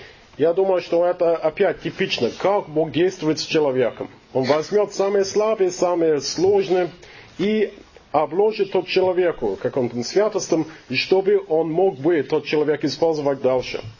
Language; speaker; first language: Russian; non-native, fluent; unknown